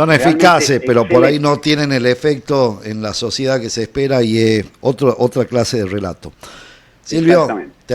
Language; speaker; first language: Spanish; native; Spanish